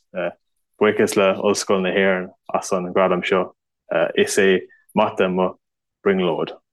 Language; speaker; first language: Irish; non-native, local second language; English